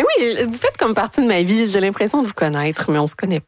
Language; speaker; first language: French; native; French